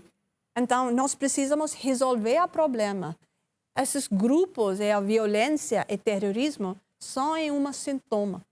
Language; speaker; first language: Portuguese; non-native, learner; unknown